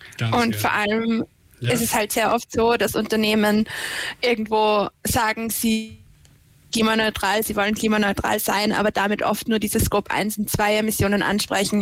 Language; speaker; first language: German; native; German